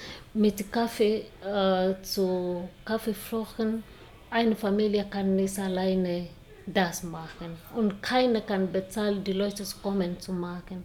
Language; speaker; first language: German; non-native, learner; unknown